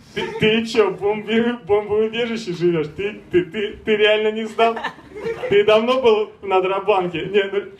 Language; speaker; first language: Russian; native; Russian